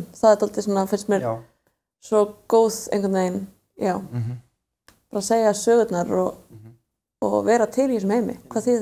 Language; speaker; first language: Icelandic; native; Icelandic